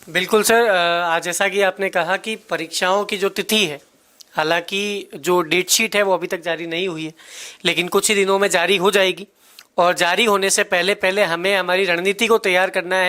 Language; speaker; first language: Hindi; native; Hindi